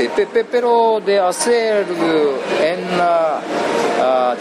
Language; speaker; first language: Spanish; non-native, learner; Japanese